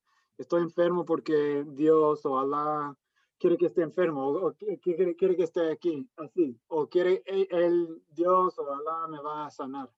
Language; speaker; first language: Spanish; early bilingual, heritage; Spanish